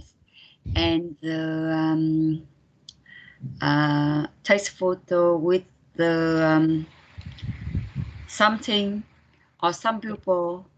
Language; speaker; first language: English; non-native, learner; Vietnamese